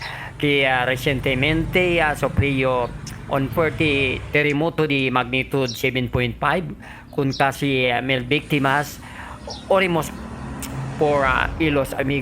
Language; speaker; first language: Spanish; non-native, learner; Filipino